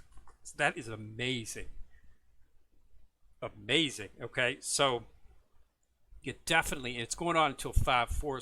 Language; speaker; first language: English; native; English